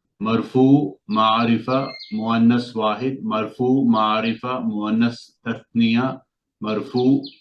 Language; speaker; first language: Arabic; non-native, learner; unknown